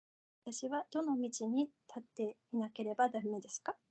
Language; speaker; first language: Japanese; non-native, fluent; Korean